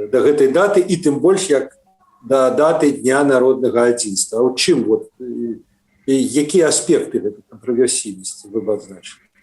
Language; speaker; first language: Belarusian; non-native, local second language; Russian